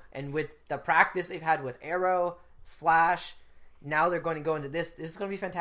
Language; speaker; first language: English; native; English